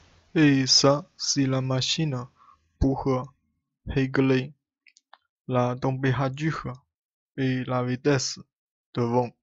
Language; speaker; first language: French; non-native, learner; Chinese